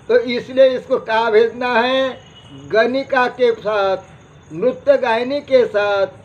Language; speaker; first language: Hindi; non-native, local second language; Marathi